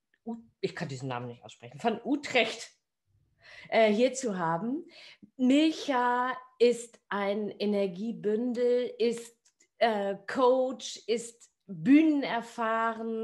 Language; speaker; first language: German; native; German